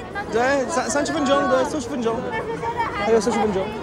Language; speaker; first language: Chinese; non-native, learner; English